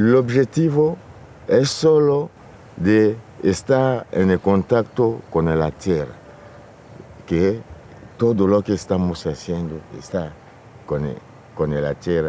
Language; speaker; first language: Spanish; non-native, fluent; Lingala